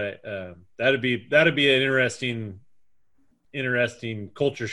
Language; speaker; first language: English; native; English